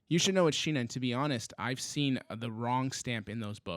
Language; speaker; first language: English; native; English